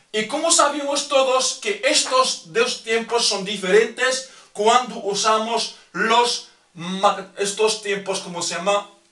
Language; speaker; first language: Spanish; non-native, fluent; Arabic